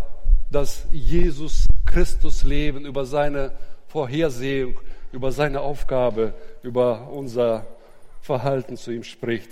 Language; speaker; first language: German; native; German